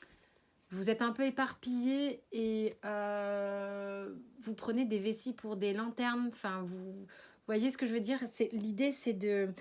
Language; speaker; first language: French; native; French